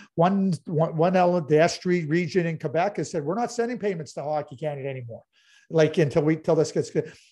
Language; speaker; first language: English; native; English